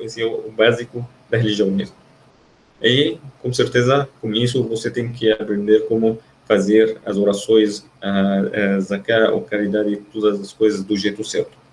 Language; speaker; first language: Portuguese; non-native, fluent; Arabic